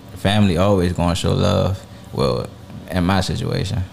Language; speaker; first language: English; native; English